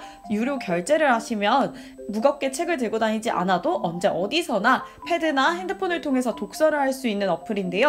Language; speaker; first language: Korean; native; Korean